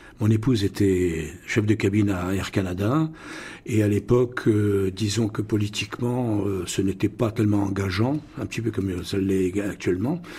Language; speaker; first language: French; non-native, local second language; Russian